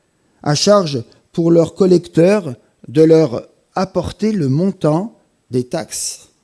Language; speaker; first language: French; native; French